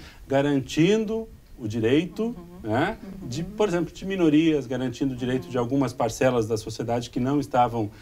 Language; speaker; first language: Portuguese; native; Portuguese